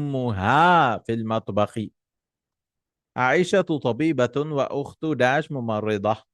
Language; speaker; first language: Arabic; non-native, fluent; Urdu